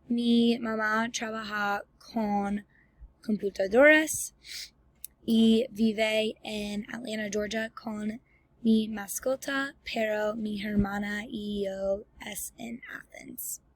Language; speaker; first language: Spanish; non-native, learner; English